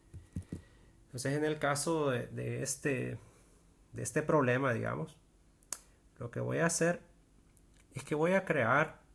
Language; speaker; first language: Spanish; native; Spanish